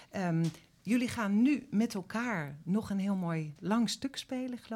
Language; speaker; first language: Dutch; native; Dutch